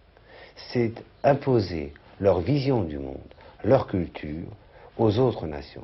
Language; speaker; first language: French; native; French